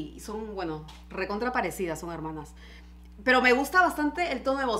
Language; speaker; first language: Spanish; native; Spanish